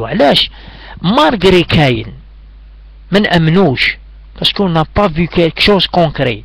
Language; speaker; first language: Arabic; native; Arabic